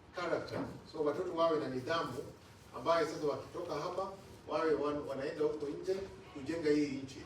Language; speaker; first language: Swahili; non-native, local second language; Luo (Kenya and Tanzania)